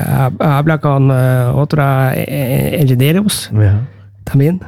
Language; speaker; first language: Spanish; non-native, learner; Norwegian